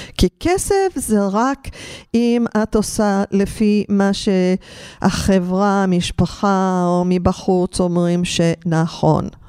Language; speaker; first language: Hebrew; non-native, fluent; English